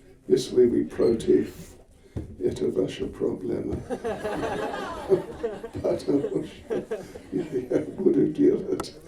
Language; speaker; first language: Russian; non-native, learner; English